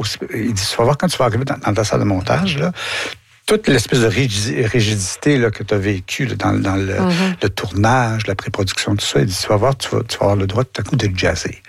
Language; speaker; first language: French; native; French